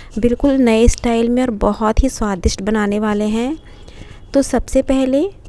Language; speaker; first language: Hindi; native; Hindi